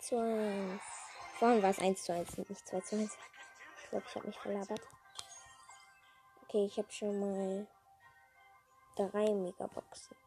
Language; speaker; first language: German; native; German